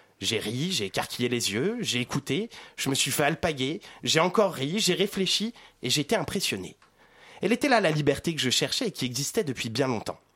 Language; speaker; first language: French; native; French